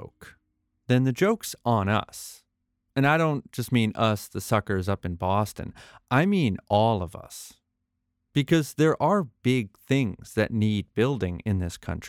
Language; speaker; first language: English; native; English